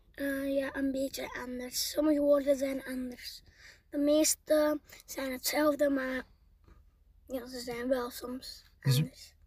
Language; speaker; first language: Dutch; early bilingual, heritage; Spanish